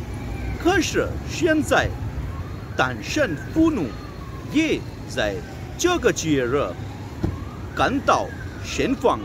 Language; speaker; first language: Chinese; non-native, learner; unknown